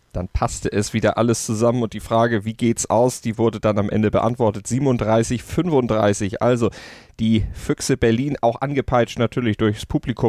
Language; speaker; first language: German; native; German